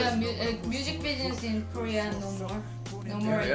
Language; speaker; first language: English; non-native, learner; Korean